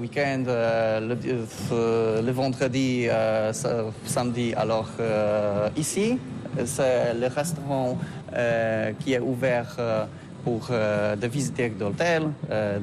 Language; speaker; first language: French; non-native, learner; Polish